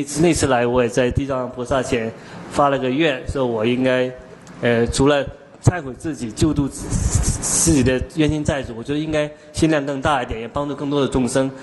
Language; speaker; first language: Chinese; non-native, local second language; Cantonese